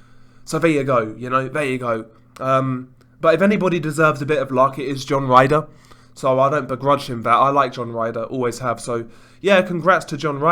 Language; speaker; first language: English; native; English